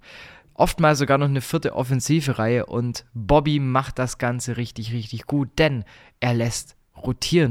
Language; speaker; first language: German; native; German